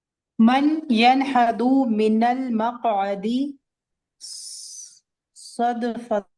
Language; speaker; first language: Arabic; non-native, learner; Urdu